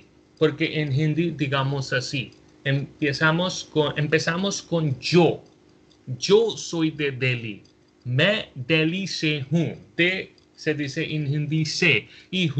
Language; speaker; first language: Spanish; non-native, fluent; Hindi